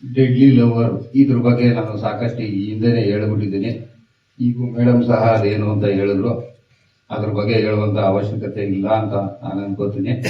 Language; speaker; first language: Kannada; native; Kannada